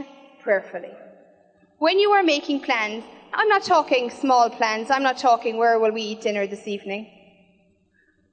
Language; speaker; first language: English; native; English